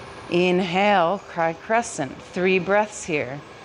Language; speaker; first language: English; native; English